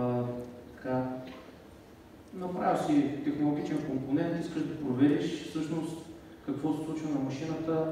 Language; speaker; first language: Bulgarian; native; Bulgarian